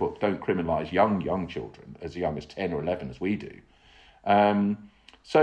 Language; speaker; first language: English; native; English